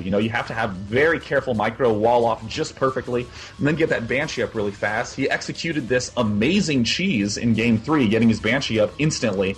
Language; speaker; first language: English; native; English